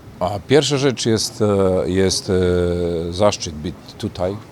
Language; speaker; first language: Polish; non-native, fluent; Serbian